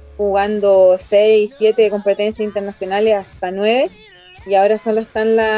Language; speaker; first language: Spanish; native; Spanish